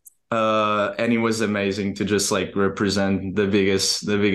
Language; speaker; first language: English; non-native, fluent; Portuguese